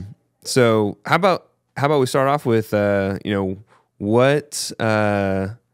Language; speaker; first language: English; native; English